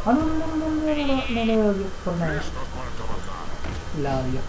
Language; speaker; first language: Spanish; native; Spanish